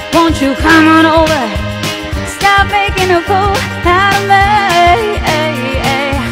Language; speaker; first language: English; non-native, local second language; Filipino